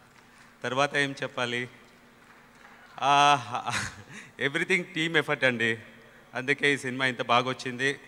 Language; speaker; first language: Telugu; non-native, learner; Kannada